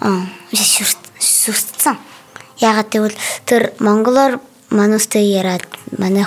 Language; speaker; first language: Mongolian; non-native, learner; Buriat